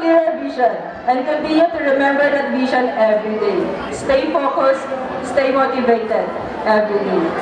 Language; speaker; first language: English; non-native, local second language; Filipino